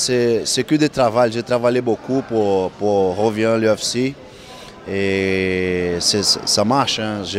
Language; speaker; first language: French; non-native, learner; Portuguese